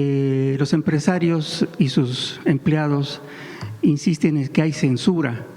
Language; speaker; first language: Spanish; native; Spanish